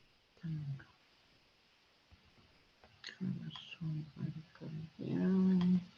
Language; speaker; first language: Russian; native; Russian